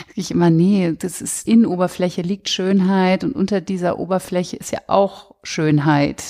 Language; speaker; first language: German; native; German